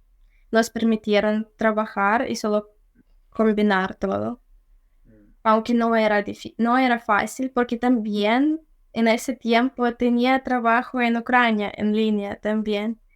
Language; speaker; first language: Spanish; non-native, fluent; Ukrainian